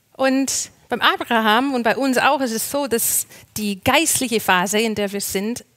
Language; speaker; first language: German; non-native, fluent; English